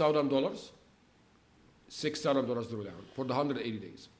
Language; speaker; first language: English; non-native, fluent; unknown